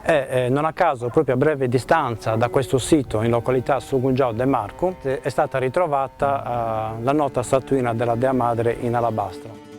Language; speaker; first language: Italian; native; Italian